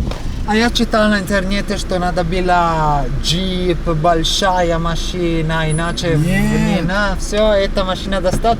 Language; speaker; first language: Russian; non-native, learner; Italian